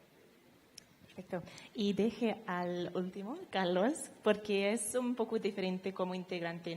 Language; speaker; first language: Spanish; non-native, fluent; English